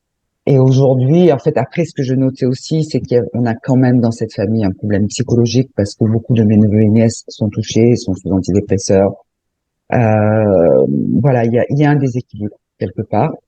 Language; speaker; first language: French; native; French